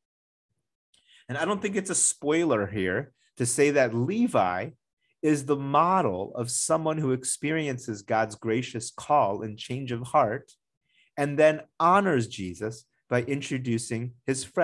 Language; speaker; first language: English; native; English